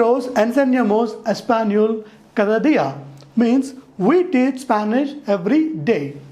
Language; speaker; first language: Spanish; non-native, fluent; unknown